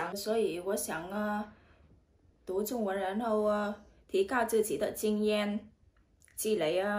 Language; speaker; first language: Chinese; non-native, learner; Vietnamese